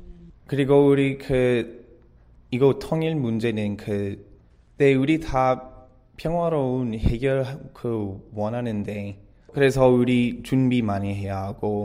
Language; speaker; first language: Korean; non-native, learner; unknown